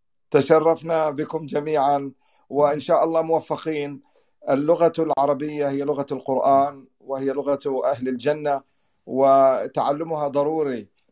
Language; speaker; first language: Arabic; native; Arabic